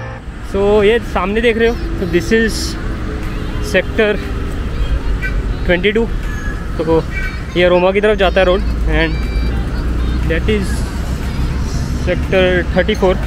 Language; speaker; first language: Hindi; native; Hindi